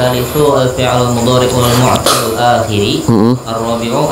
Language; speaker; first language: Arabic; non-native, learner; Indonesian